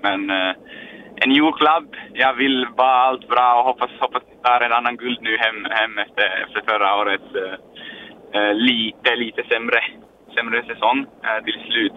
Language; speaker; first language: Swedish; non-native, learner; Finnish